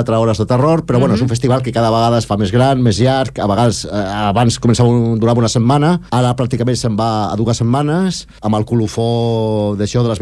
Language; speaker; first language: Catalan; native; Catalan